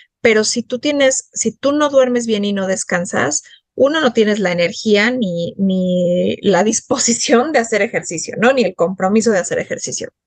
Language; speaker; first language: Spanish; native; Spanish